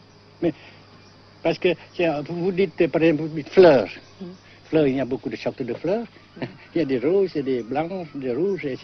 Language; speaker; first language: French; non-native, local second language; Vietnamese